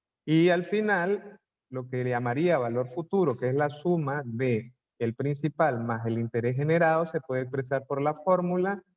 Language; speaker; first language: Spanish; native; Spanish